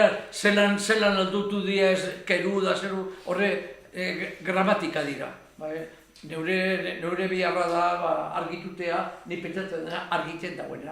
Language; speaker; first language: Basque; native; Basque